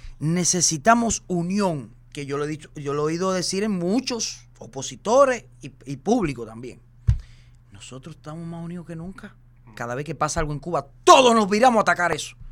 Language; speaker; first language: Spanish; native; Spanish